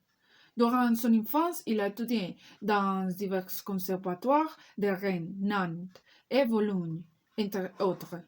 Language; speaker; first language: French; non-native, learner; Spanish